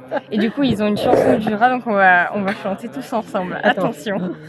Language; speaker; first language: French; native; French